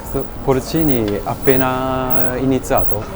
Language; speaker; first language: Italian; non-native, learner; Japanese